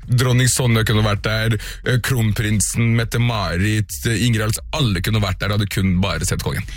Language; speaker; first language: Norwegian; early bilingual, other home language; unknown